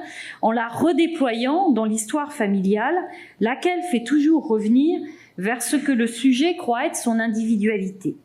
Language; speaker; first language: French; native; French